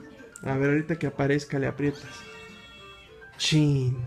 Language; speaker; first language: Spanish; native; Spanish